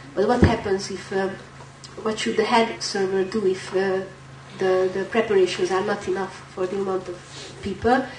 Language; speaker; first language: English; non-native, fluent; Hungarian